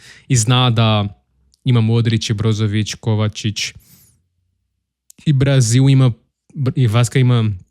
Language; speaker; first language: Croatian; non-native, learner; Portuguese